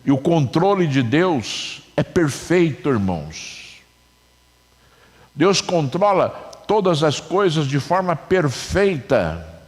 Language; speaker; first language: Portuguese; native; Portuguese